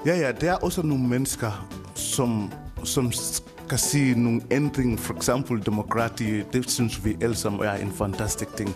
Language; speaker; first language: Danish; non-native, fluent; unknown